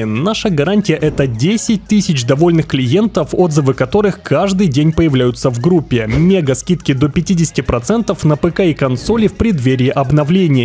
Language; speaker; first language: Russian; native; Russian